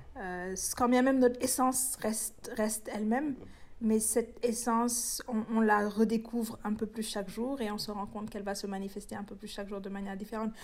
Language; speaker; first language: French; non-native, local second language; Wolof